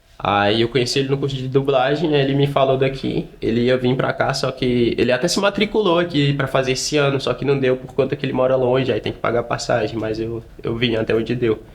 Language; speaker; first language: Portuguese; native; Portuguese